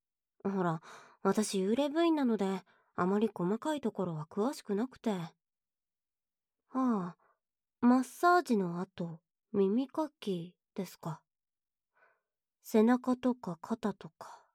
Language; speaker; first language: Japanese; native; Japanese